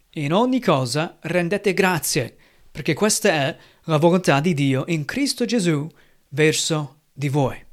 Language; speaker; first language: Italian; non-native, fluent; English